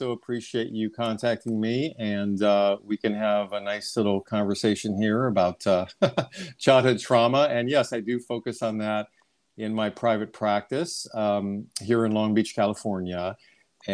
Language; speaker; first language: English; native; English